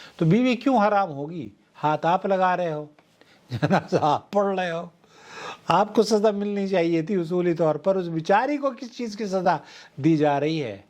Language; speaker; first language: Urdu; native; Urdu